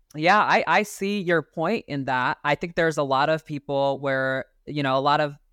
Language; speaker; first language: English; native; English